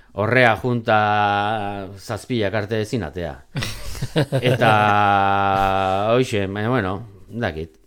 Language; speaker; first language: Basque; non-native, local second language; Spanish